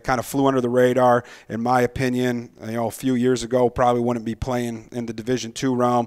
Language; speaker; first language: English; native; English